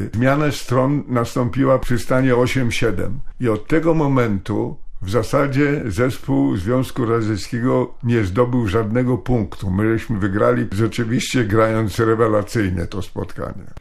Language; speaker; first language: Polish; native; Polish